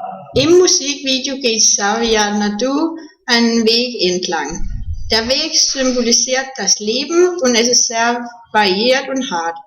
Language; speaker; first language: German; non-native, learner; Danish